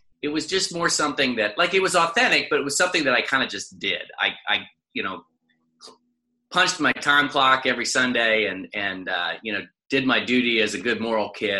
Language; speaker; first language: English; native; English